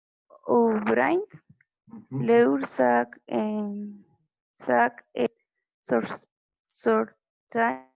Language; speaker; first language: French; non-native, learner; Spanish